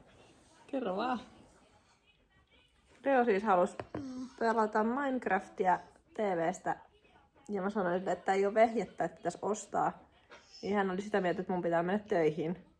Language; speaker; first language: Finnish; native; Finnish